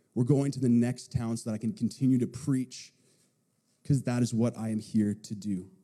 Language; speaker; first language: English; native; English